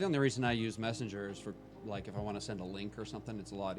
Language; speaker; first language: English; native; English